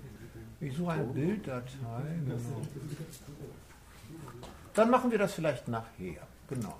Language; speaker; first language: German; native; German